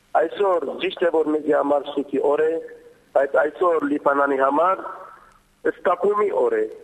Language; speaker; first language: Armenian; native; Armenian